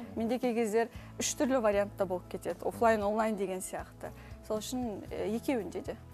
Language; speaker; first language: Kazakh; non-native, local second language; Uzbek